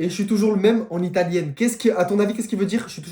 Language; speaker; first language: French; native; French